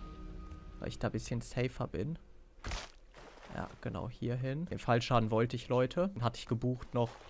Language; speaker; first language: German; native; German